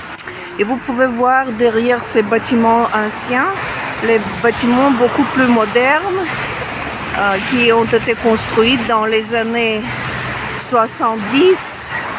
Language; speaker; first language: French; non-native, fluent; Russian